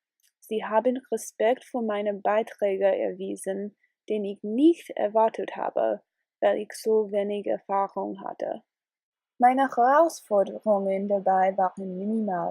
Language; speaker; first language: German; non-native, learner; English